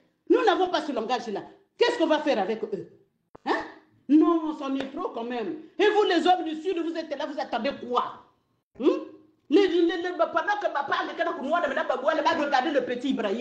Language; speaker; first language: French; non-native, local second language; Lingala